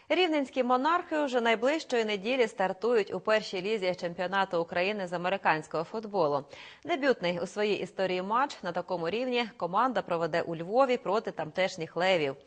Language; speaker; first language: Ukrainian; native; Ukrainian